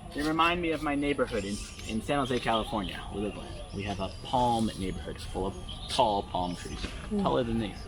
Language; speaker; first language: English; native; English